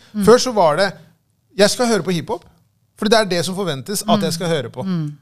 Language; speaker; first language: Norwegian; early bilingual, other home language; Tigrinya